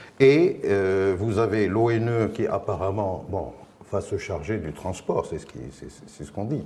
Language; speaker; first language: French; non-native, local second language; Arabic